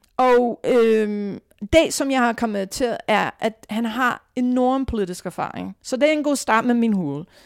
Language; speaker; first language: Danish; non-native, fluent; English